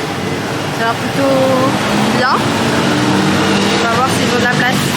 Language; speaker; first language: French; native; French